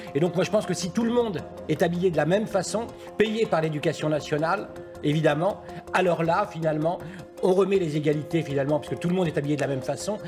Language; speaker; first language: French; native; French